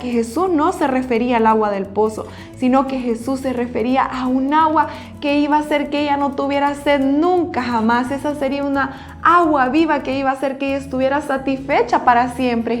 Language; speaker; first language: Spanish; native; Spanish